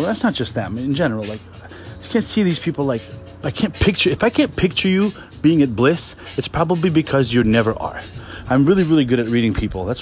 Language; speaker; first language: English; native; English